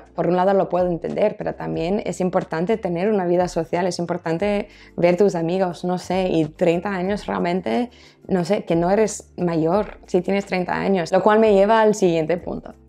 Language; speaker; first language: Spanish; non-native, fluent; English